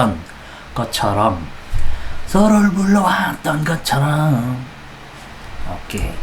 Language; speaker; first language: Indonesian; non-native, fluent; Korean